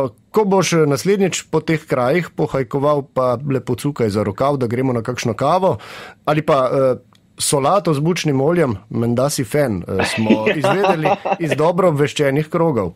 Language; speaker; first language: Slovenian; native; Slovenian